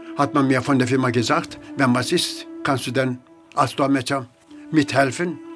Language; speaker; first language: German; non-native, fluent; Turkish